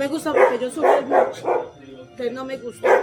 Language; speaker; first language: Spanish; native; Spanish